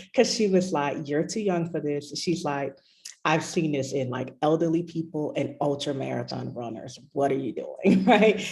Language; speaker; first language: English; native; English